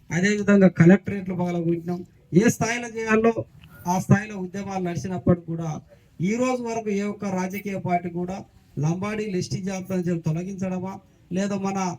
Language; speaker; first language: Telugu; non-native, local second language; Koya